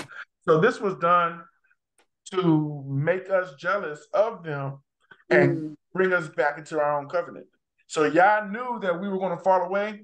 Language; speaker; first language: English; native; English